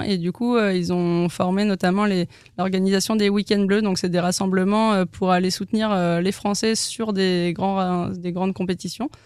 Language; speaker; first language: French; native; French